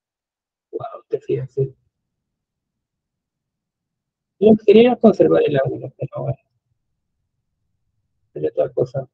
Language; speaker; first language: Spanish; native; Spanish